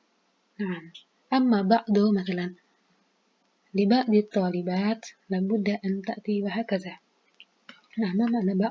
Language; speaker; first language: Arabic; non-native, fluent; Indonesian